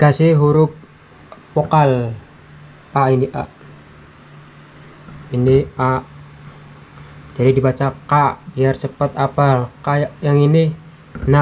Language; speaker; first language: Indonesian; non-native, local second language; Javanese